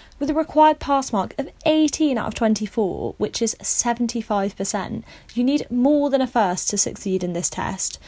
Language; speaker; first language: English; native; English